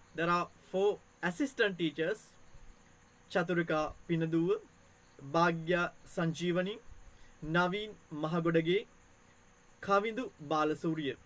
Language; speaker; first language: English; non-native, local second language; Sinhala